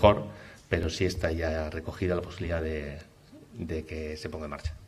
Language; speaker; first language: Spanish; native; Spanish